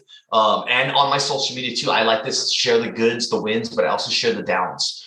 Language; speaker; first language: English; native; English